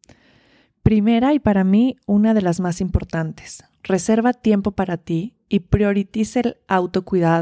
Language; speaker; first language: Spanish; native; Spanish